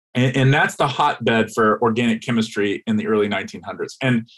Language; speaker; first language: English; native; English